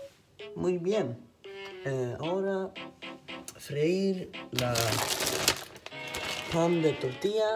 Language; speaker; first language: Spanish; non-native, learner; Swedish